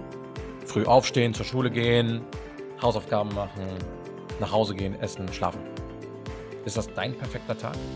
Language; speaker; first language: German; native; German